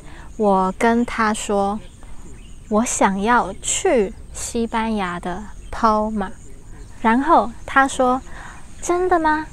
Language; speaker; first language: Chinese; non-native, learner; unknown